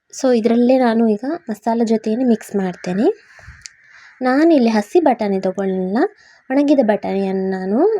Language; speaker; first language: Kannada; native; Kannada